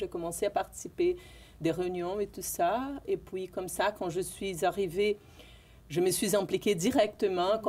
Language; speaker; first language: French; non-native, fluent; Portuguese